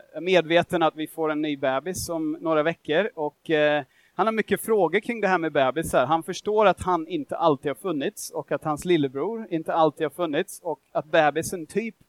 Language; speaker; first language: Swedish; non-native, fluent; English